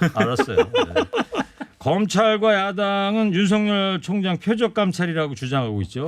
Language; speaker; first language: Korean; native; Korean